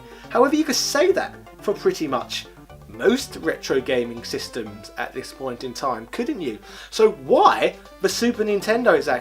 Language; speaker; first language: English; native; English